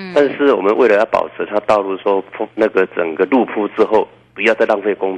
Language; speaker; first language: Chinese; native; Chinese